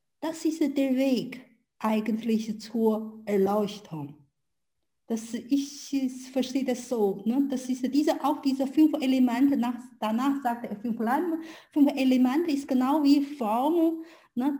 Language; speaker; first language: German; non-native, learner; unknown